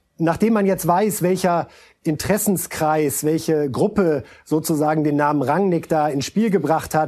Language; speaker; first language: German; native; German